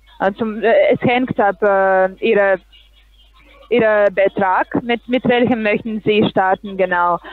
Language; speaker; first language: German; non-native, learner; Russian